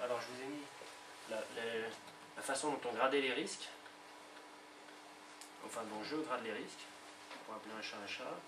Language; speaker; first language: French; native; French